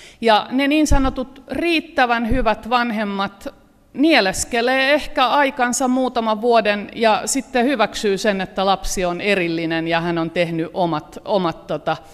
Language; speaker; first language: Finnish; native; Finnish